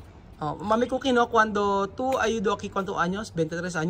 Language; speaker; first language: Spanish; non-native, learner; Filipino